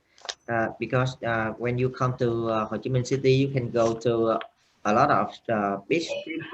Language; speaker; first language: English; non-native, learner; Vietnamese